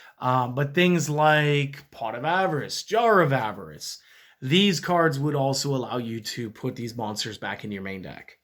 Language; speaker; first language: English; native; English